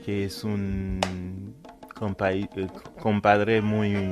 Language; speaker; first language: Spanish; non-native, fluent; Haitian Creole